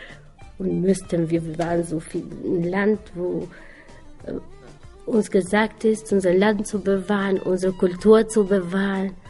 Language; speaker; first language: German; non-native, learner; Albanian